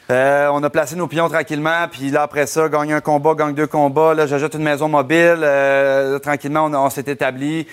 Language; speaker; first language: French; native; French